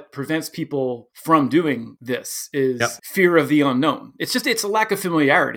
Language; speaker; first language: English; native; English